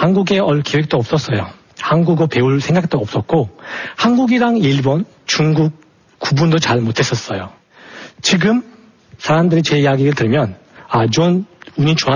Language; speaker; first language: Korean; non-native, fluent; Tajik